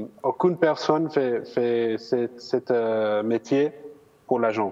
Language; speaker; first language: French; non-native, fluent; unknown